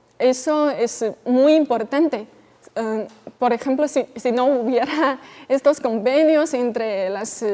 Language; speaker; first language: Spanish; non-native, fluent; Chinese